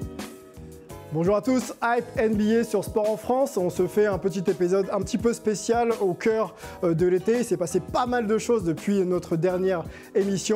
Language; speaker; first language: French; native; French